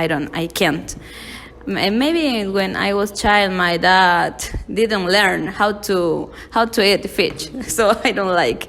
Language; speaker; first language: English; non-native, learner; Spanish